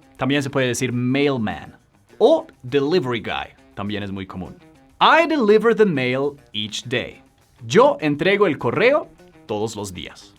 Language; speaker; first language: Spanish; non-native, fluent; English